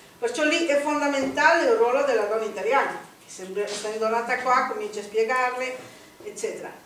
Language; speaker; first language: Italian; non-native, fluent; Spanish